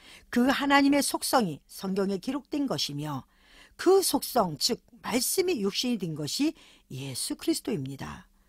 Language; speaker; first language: Korean; native; Korean